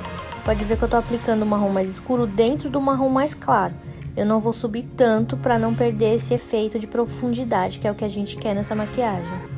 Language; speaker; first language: Portuguese; native; Portuguese